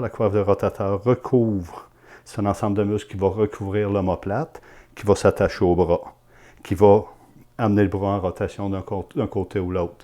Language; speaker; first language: French; native; French